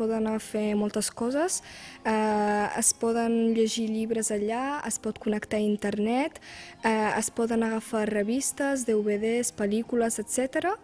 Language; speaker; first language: Catalan; early bilingual, other home language; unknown